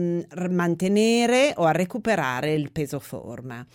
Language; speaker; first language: Italian; native; Italian